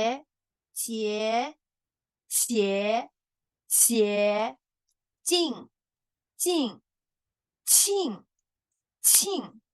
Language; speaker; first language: Chinese; non-native, fluent; Indonesian